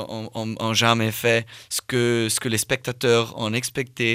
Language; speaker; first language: French; non-native, learner; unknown